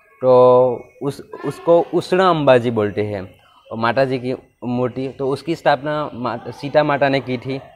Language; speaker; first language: Hindi; non-native, local second language; Gujarati